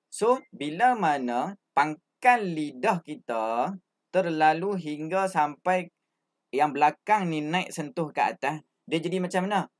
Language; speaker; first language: Malay; native; Malay